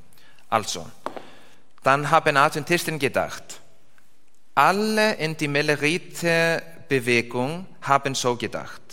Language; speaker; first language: German; non-native, learner; Icelandic